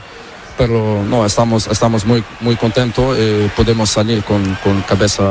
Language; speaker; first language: Spanish; non-native, learner; Portuguese